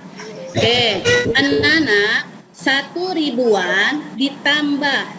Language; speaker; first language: Indonesian; native; Indonesian